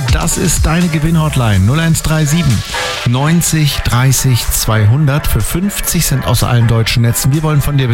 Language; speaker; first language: German; native; German